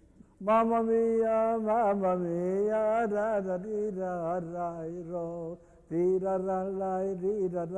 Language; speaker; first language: Hebrew; non-native, fluent; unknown